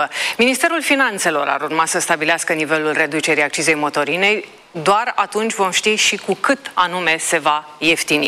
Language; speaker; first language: Romanian; native; Romanian